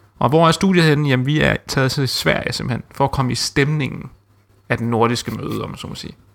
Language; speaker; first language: Danish; native; Danish